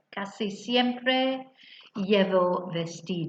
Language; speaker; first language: Spanish; non-native, fluent; English